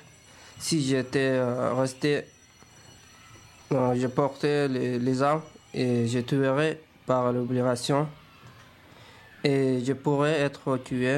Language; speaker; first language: French; non-native, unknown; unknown